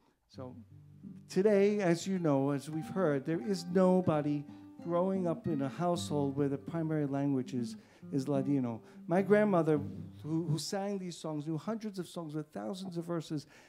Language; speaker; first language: English; native; English